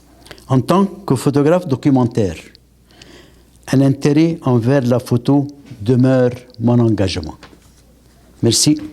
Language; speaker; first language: French; non-native, local second language; Arabic